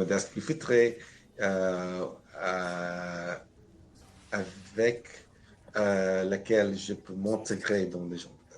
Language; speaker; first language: French; non-native, learner; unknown